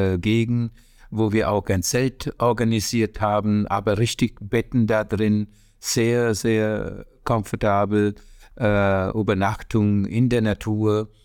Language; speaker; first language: German; non-native, learner; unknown